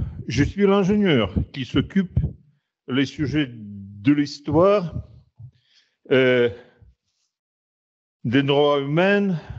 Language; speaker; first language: French; non-native, fluent; Russian